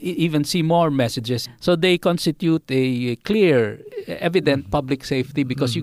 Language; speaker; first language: English; non-native, local second language; Filipino